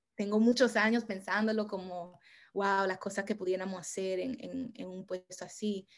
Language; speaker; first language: Spanish; early bilingual, heritage; Spanish